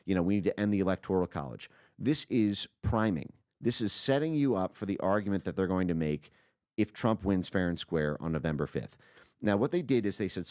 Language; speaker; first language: English; native; English